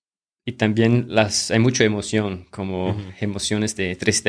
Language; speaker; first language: Spanish; non-native, fluent; English